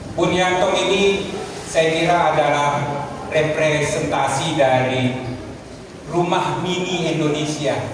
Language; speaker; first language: Indonesian; native; Indonesian